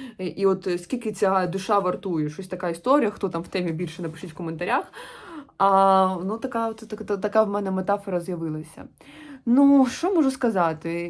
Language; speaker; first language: Ukrainian; non-native, local second language; Russian